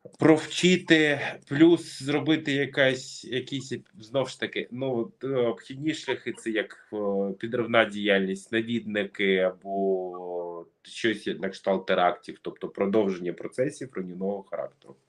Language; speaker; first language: Ukrainian; non-native, local second language; Russian